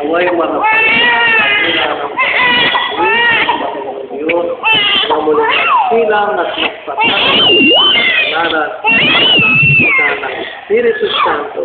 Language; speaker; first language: Filipino; native; Filipino